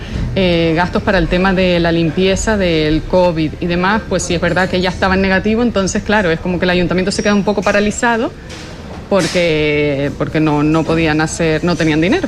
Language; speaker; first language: Spanish; native; Spanish